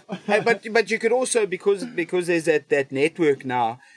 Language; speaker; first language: English; native; English